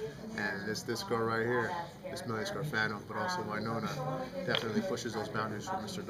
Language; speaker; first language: English; native; English